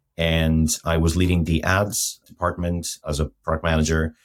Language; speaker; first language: English; non-native, fluent; Greek